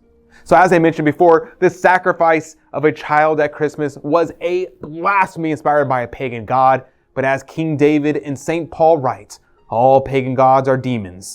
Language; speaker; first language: English; native; English